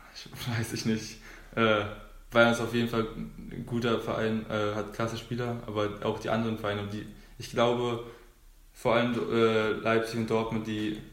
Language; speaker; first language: German; native; German